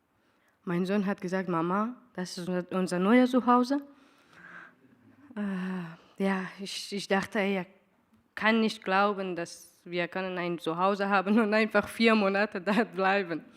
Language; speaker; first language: German; non-native, learner; Persian